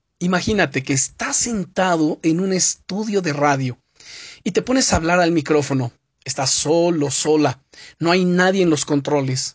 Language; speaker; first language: Spanish; native; Spanish